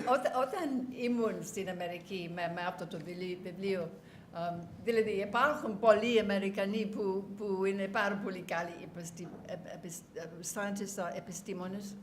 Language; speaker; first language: Greek; non-native, learner; English